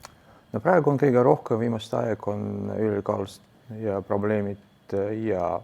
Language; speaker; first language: Estonian; non-native, local second language; Russian